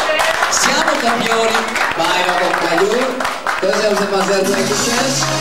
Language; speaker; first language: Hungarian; non-native, learner; Italian